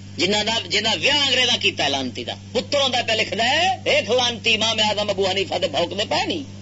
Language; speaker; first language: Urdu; non-native, local second language; Punjabi